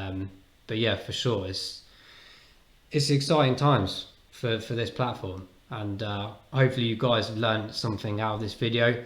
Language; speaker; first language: English; native; English